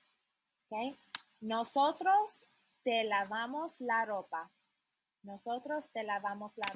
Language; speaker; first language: Spanish; non-native, learner; English